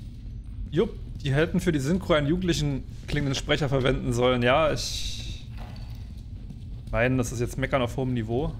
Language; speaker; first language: German; native; German